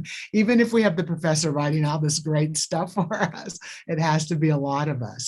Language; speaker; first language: English; native; English